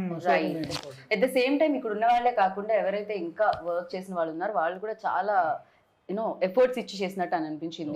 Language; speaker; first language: Telugu; native; Telugu